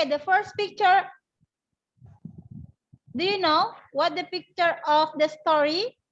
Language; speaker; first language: English; non-native, learner; Indonesian